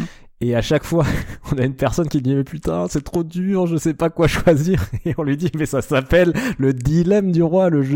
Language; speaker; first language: French; native; French